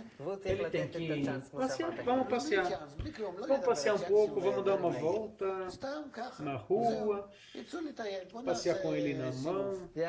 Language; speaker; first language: Portuguese; non-native, fluent; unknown